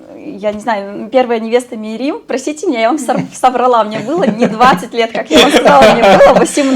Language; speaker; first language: Russian; native; Russian